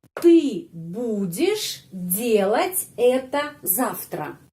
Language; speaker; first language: Russian; non-native, fluent; Indonesian